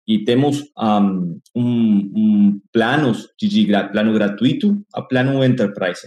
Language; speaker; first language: Portuguese; non-native, fluent; Spanish